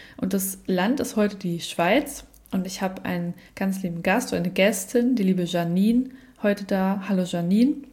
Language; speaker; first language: German; native; German